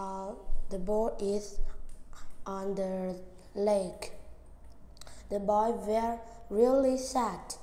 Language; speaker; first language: English; non-native, learner; Vietnamese